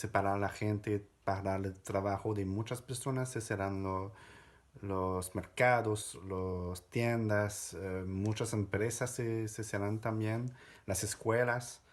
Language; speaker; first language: Spanish; non-native, fluent; French